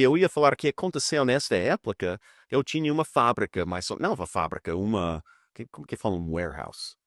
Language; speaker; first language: Portuguese; non-native, fluent; English